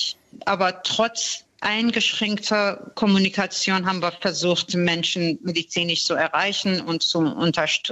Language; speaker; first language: German; non-native, fluent; Persian